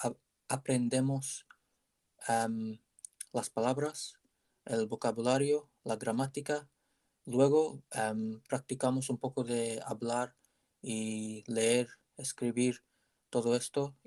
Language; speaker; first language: Spanish; non-native, learner; English